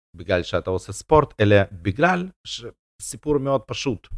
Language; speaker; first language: Hebrew; non-native, fluent; Russian